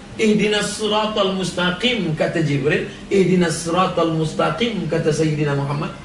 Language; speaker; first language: Indonesian; native; Indonesian